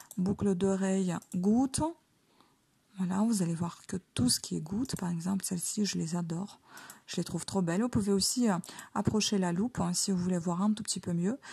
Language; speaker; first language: French; non-native, fluent; Ukrainian